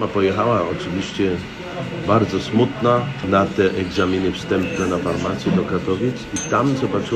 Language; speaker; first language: Polish; native; Polish